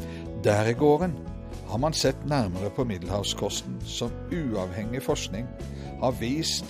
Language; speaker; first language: Norwegian; native; Norwegian